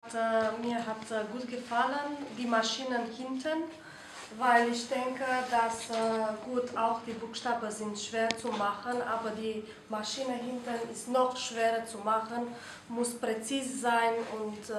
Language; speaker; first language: German; non-native, fluent; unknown